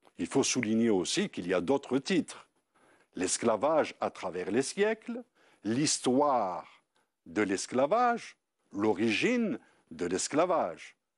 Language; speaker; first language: French; non-native, local second language; Arabic